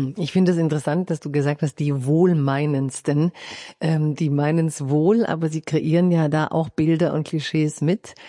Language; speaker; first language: German; early bilingual, other home language; Croatian